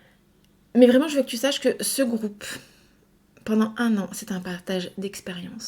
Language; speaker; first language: French; native; French